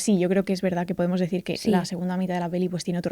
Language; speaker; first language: Spanish; native; Spanish